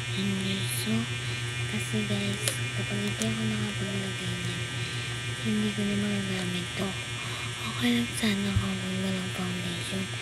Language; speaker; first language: Filipino; non-native, local second language; Cebuano